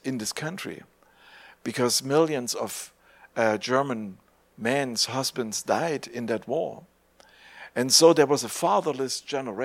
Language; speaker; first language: English; non-native, fluent; German